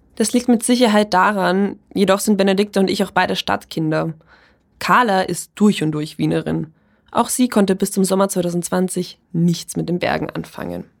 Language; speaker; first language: German; early bilingual, other home language; Polish